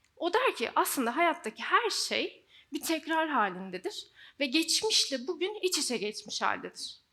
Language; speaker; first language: Turkish; native; Turkish